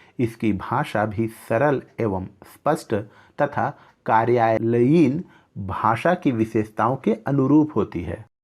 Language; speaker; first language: Hindi; native; Hindi